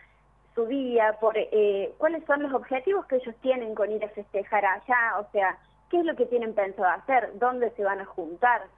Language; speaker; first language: Spanish; native; Spanish